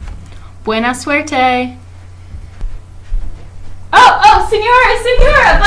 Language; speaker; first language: Spanish; non-native, learner; English